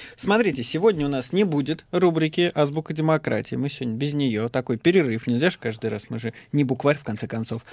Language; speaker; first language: Russian; native; Russian